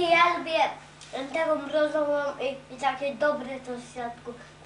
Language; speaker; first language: Polish; early bilingual, other home language; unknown